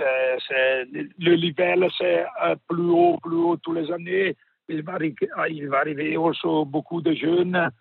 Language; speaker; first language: French; non-native, learner; Italian